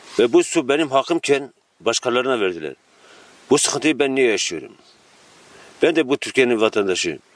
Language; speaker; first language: Turkish; native; Turkish